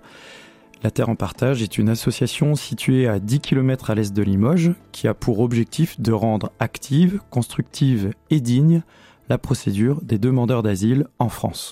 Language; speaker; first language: French; native; French